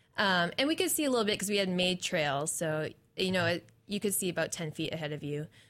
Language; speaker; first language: English; native; English